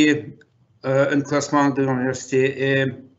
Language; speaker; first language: French; non-native, fluent; Russian